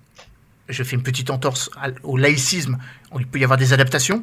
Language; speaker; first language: French; native; French